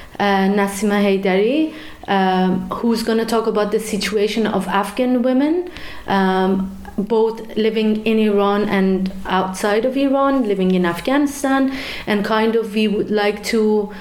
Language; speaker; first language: English; non-native, fluent; Persian